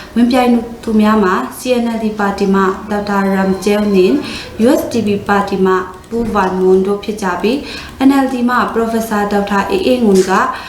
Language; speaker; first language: Burmese; non-native, local second language; Hakha Chin